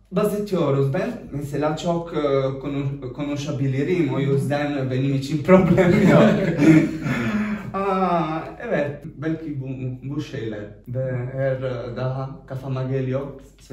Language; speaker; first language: Turkish; non-native, learner; Italian